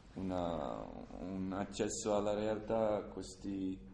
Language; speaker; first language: Italian; non-native, learner; English